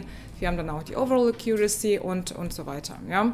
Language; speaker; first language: German; non-native, fluent; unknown